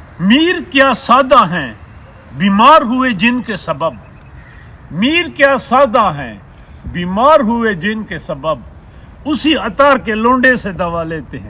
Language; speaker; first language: Urdu; non-native, local second language; Pashto